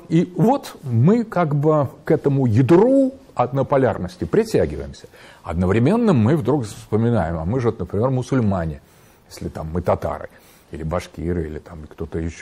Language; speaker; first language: Russian; native; Russian